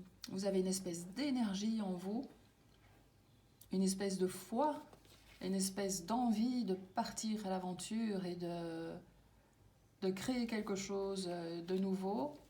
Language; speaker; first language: French; native; French